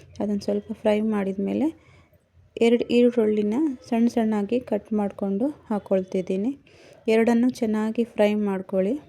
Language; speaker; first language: Kannada; non-native, local second language; Lambadi